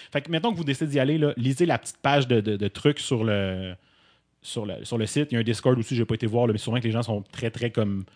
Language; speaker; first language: French; native; French